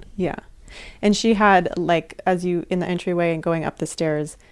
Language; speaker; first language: English; native; English